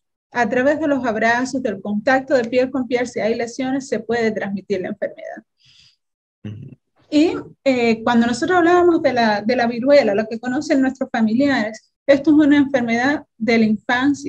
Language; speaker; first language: Spanish; native; Spanish